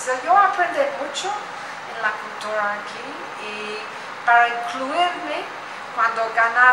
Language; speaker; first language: Spanish; non-native, learner; English